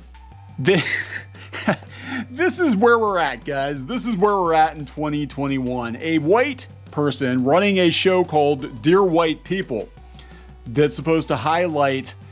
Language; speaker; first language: English; native; English